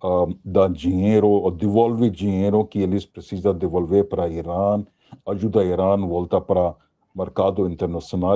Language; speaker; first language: Portuguese; non-native, fluent; Hindi